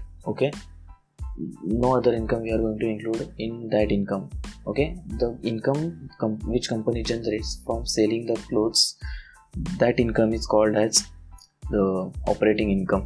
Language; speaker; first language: English; non-native, local second language; Marathi